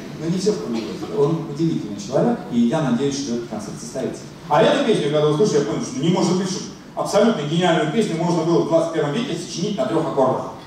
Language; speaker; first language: Russian; native; Russian